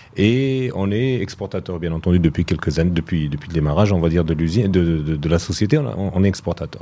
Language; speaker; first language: French; non-native, local second language; Arabic